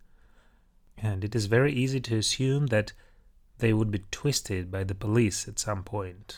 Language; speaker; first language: English; non-native, fluent; Russian